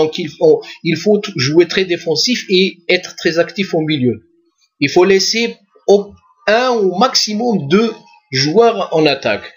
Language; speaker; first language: French; non-native, local second language; Arabic